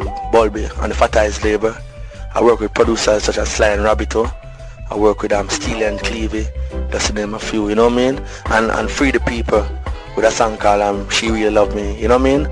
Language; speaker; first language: English; non-native, local second language; Jamaican Creole English